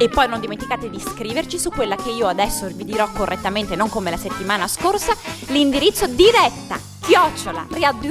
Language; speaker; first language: Italian; native; Italian